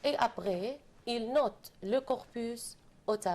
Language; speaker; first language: French; non-native, fluent; Arabic